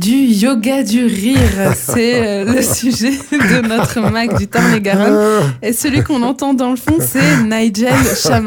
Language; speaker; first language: French; native; French